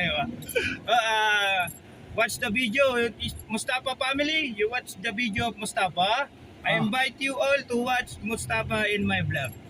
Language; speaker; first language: English; non-native, local second language; Filipino